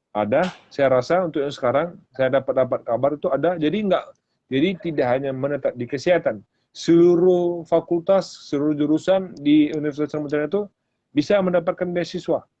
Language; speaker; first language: Indonesian; native; Indonesian